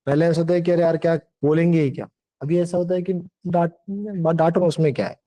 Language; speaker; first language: Hindi; non-native, local second language; Marathi